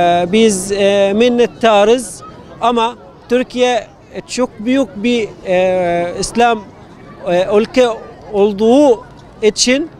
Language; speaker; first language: Turkish; non-native, fluent; Arabic